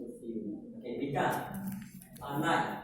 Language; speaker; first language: English; non-native, learner; Indonesian